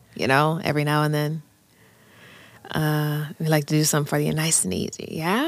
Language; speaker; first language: English; native; English